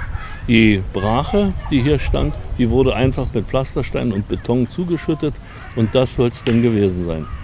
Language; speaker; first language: German; native; German